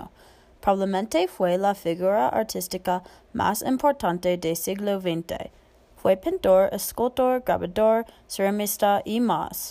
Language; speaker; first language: Spanish; non-native, learner; English